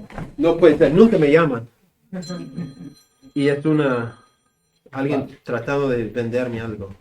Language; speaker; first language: Spanish; non-native, fluent; English